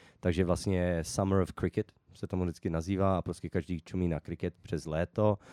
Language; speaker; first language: Czech; early bilingual, heritage; Czech